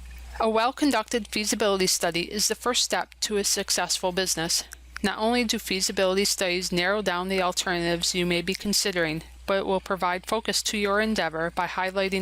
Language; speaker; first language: English; native; English